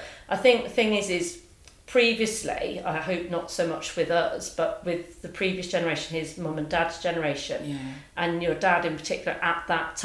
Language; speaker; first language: English; native; English